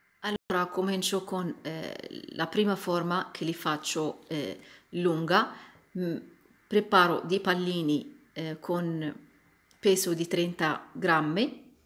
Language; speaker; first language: Italian; non-native, learner; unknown